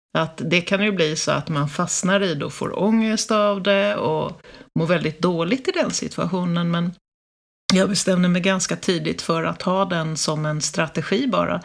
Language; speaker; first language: Swedish; native; Swedish